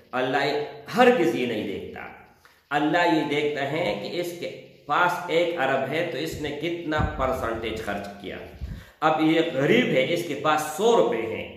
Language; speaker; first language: Urdu; non-native, local second language; Pashto